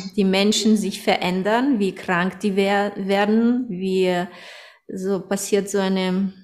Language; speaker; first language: German; early bilingual, other home language; Russian